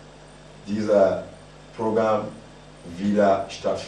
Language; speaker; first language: German; non-native, fluent; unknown